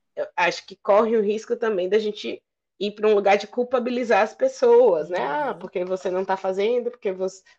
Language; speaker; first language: Portuguese; native; Portuguese